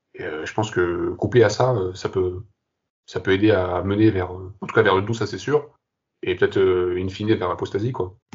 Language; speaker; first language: French; early bilingual, other home language; Kabyle